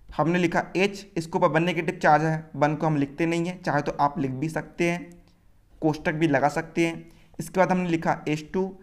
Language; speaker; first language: Hindi; native; Hindi